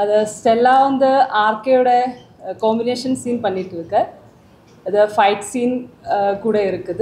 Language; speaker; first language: Tamil; non-native, learner; Malayalam